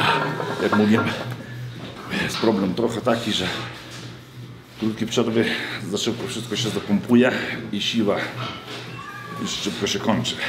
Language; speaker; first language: Polish; non-native, fluent; Lithuanian